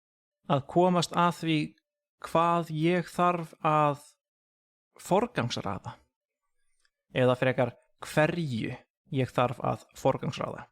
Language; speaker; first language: Icelandic; non-native, fluent; English